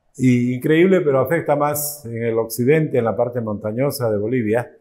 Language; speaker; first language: Spanish; native; Spanish